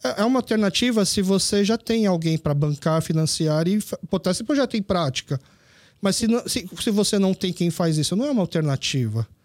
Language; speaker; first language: Portuguese; early bilingual, other home language; Korean